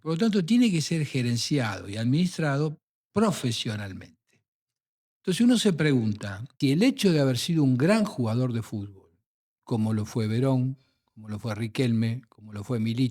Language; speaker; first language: Spanish; native; Spanish